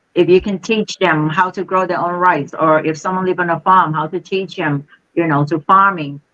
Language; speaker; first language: English; non-native, fluent; Khmer